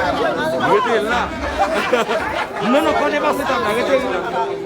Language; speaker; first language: French; non-native, local second language; Haitian Creole